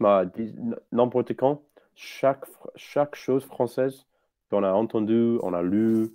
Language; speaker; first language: French; non-native, fluent; English